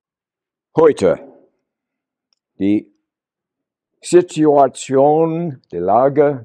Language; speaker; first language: German; non-native, learner; English